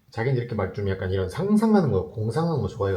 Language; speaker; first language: Korean; native; Korean